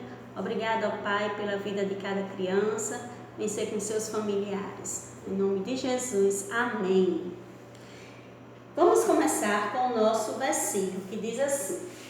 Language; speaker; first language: Portuguese; native; Portuguese